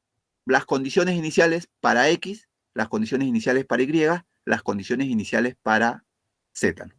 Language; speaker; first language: Spanish; native; Spanish